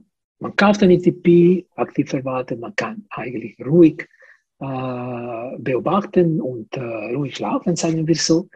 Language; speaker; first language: German; non-native, fluent; Italian